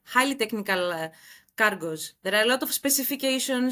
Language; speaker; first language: English; non-native, fluent; Greek